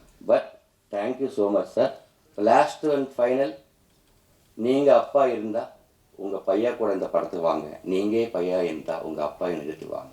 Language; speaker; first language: Tamil; non-native, local second language; Telugu